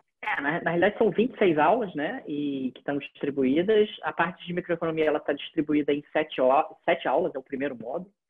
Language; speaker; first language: Portuguese; native; Portuguese